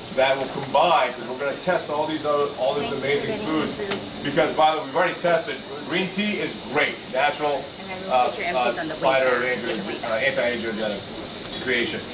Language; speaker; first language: English; native; English